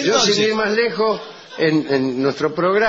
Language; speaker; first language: Spanish; native; Spanish